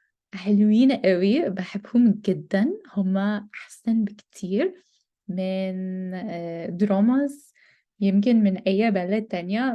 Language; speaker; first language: Arabic; non-native, learner; English